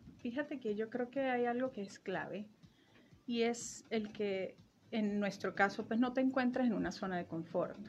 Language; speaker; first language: Spanish; native; Spanish